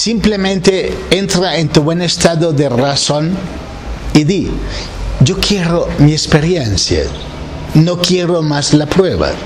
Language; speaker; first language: Spanish; native; Spanish